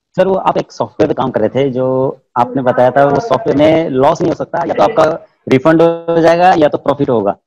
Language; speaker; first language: Hindi; non-native, local second language; Marathi